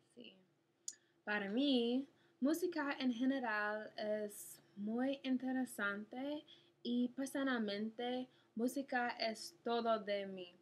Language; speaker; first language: Spanish; non-native, learner; English